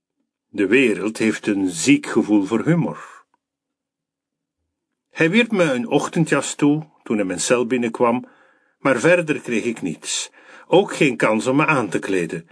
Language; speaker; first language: Dutch; native; Dutch